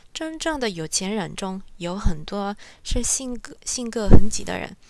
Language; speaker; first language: Chinese; non-native, fluent; Korean